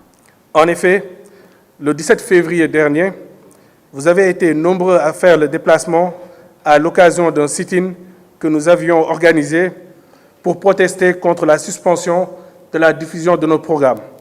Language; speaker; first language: French; non-native, local second language; Wolof